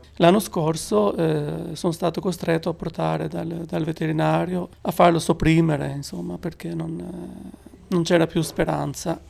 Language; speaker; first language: Italian; non-native, fluent; Albanian